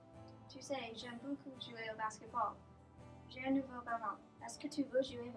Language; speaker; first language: French; non-native, learner; English